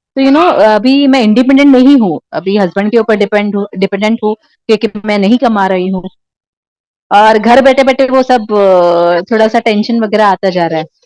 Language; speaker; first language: Hindi; non-native, local second language; Marathi